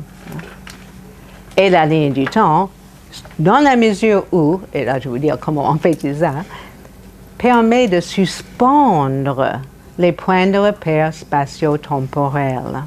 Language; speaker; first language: French; non-native, fluent; English